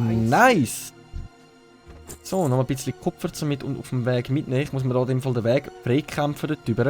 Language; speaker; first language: German; native; German